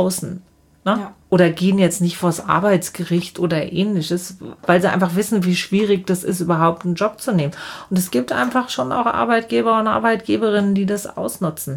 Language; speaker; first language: German; native; German